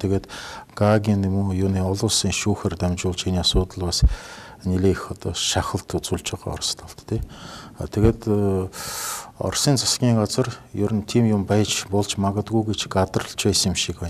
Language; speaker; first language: Mongolian; non-native, fluent; Russian